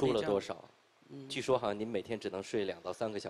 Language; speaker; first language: Chinese; native; Chinese